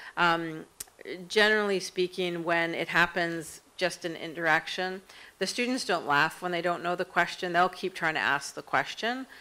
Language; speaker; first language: English; native; English